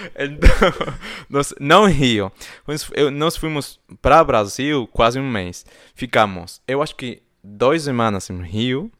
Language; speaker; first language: Portuguese; non-native, fluent; Spanish